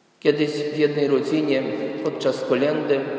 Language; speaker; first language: Polish; non-native, fluent; Ukrainian